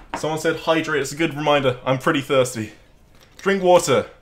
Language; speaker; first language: English; native; English